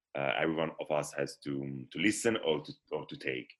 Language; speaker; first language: English; non-native, fluent; Italian